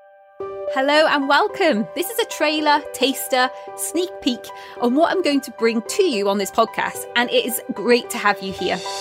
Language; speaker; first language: English; native; English